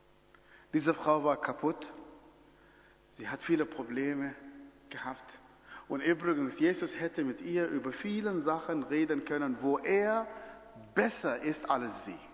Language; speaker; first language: German; non-native, fluent; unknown